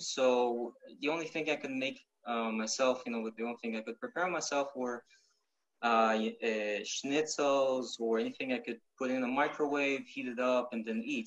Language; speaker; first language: English; non-native, fluent; Ukrainian